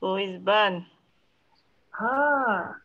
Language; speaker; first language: English; non-native, learner; French